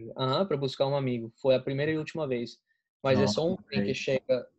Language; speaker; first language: Portuguese; non-native, fluent; English